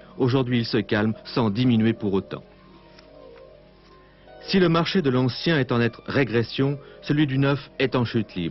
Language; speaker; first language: French; native; French